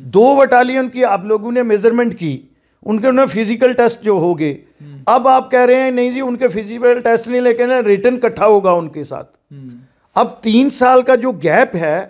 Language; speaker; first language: Hindi; non-native, local second language; Dogri